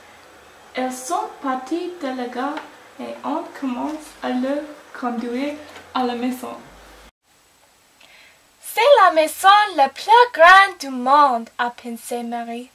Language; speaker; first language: French; non-native, learner; English